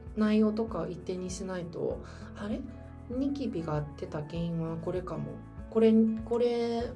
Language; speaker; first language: Japanese; non-native, fluent; Chinese